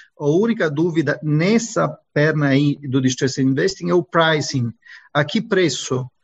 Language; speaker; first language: Portuguese; non-native, fluent; Italian